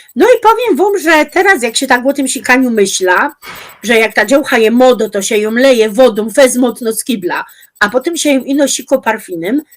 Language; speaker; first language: Polish; native; Polish